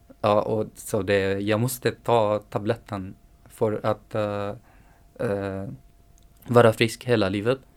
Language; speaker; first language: Swedish; non-native, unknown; Arabic